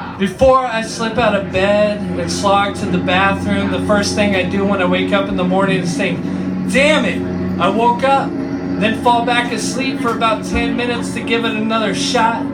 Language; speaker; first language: English; native; English